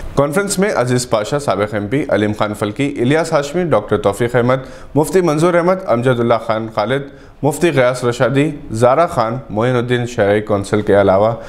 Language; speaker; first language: Urdu; native; Urdu